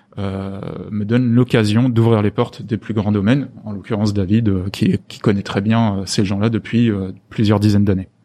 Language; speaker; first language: French; native; French